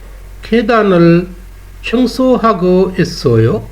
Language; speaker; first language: Korean; non-native, fluent; Urdu